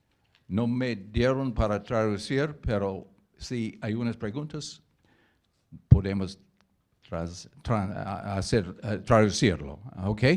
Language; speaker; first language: Spanish; non-native, learner; English